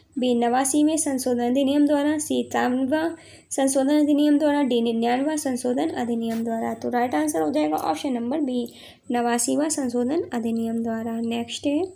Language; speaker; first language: Hindi; native; Hindi